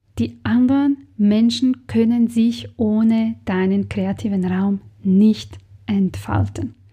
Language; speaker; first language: German; non-native, fluent; Serbian